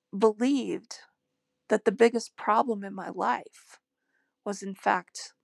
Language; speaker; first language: English; native; English